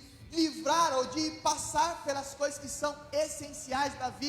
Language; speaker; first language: Portuguese; native; Portuguese